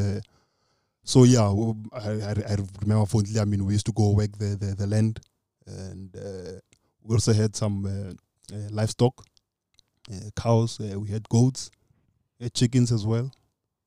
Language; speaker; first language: English; non-native, local second language; Northern Sotho